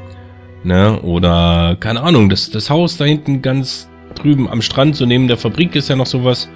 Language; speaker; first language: German; native; German